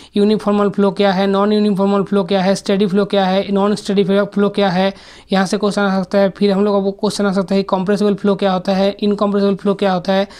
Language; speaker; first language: Hindi; non-native, local second language; Bangla